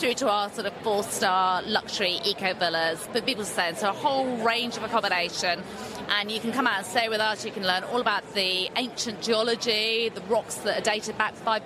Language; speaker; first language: English; native; English